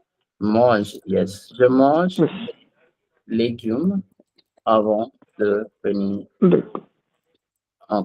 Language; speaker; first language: French; non-native, fluent; Hindi